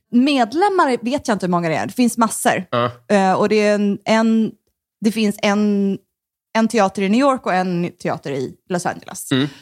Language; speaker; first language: Swedish; native; Swedish